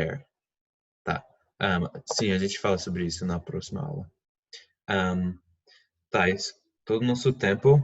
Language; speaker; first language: Portuguese; non-native, fluent; English